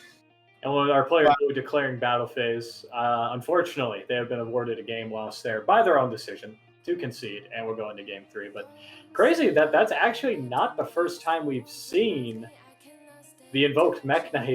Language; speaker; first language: English; native; English